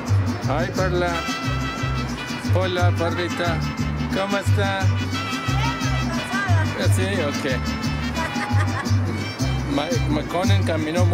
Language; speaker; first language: Spanish; non-native, learner; Amharic